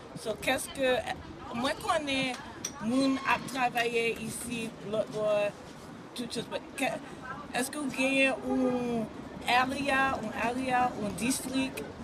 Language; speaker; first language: French; non-native, learner; English